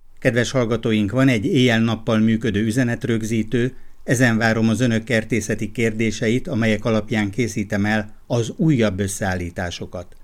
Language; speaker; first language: Hungarian; native; Hungarian